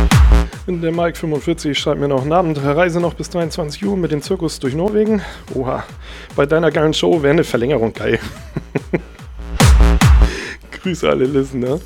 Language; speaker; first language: German; native; German